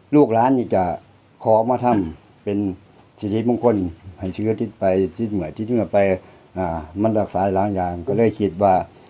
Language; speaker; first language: Thai; native; Thai